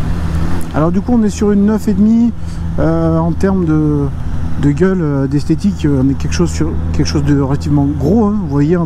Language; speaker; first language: French; native; French